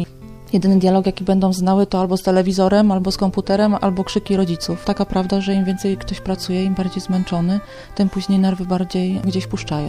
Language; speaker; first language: Polish; native; Polish